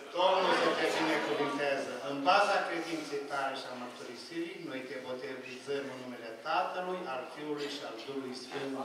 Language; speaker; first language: Romanian; native; Romanian